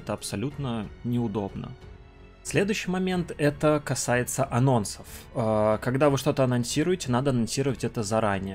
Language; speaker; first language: Russian; native; Russian